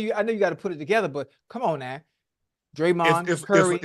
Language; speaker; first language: English; native; English